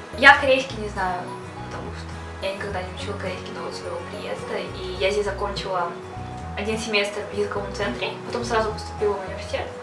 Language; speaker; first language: Russian; native; Russian